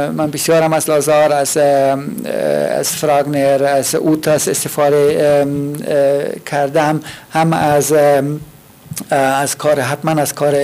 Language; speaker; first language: Persian; non-native, fluent; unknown